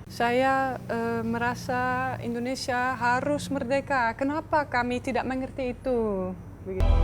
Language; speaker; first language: Indonesian; non-native, fluent; Dutch